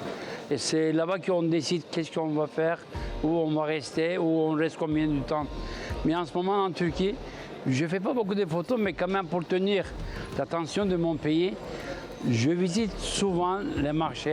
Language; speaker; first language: French; non-native, fluent; Turkish